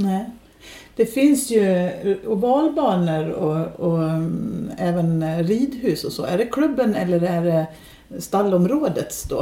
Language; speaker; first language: Swedish; native; Swedish